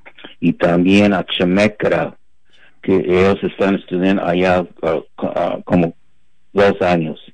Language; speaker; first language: Spanish; non-native, fluent; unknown